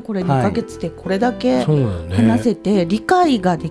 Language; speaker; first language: Japanese; native; Japanese